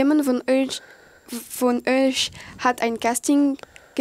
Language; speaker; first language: German; non-native, local second language; French